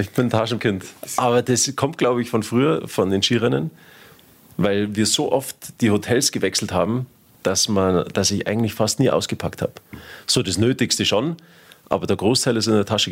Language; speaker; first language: German; native; German